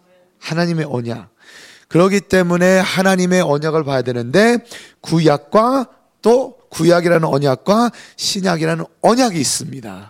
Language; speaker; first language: Korean; native; Korean